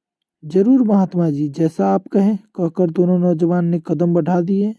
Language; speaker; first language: Hindi; native; Hindi